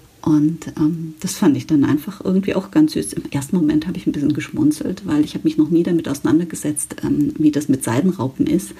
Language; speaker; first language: German; native; German